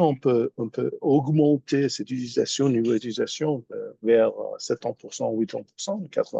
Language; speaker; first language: French; non-native, fluent; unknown